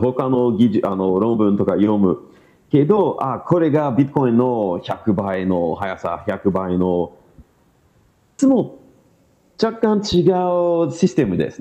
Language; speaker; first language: Japanese; non-native, learner; English